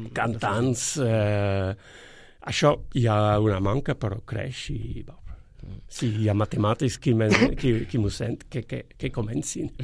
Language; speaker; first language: Catalan; non-native, fluent; Dutch